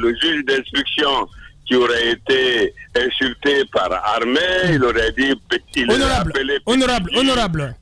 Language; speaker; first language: French; non-native, local second language; Mandingo